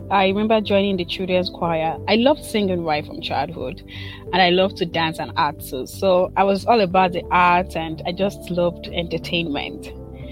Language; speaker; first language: English; non-native, local second language; Igbo